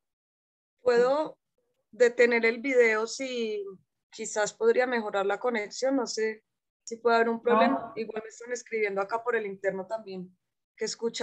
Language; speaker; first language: Spanish; native; Spanish